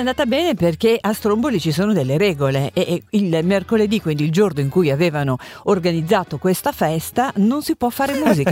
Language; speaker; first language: Italian; native; Italian